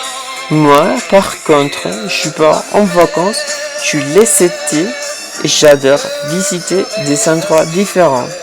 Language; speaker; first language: French; non-native, fluent; Spanish